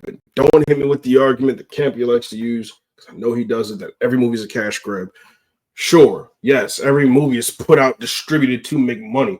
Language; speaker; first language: English; native; English